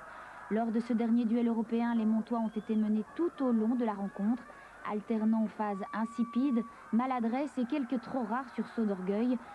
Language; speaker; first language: French; native; French